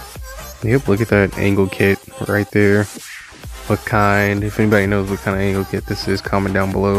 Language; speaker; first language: English; native; English